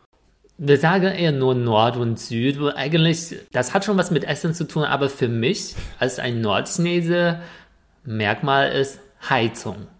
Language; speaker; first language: German; non-native, fluent; Chinese